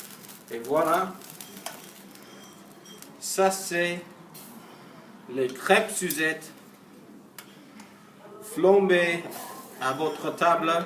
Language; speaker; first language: French; non-native, learner; English